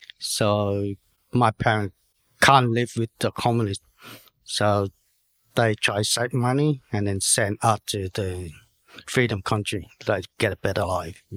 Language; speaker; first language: English; non-native, learner; Vietnamese